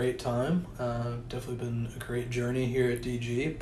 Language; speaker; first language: English; native; English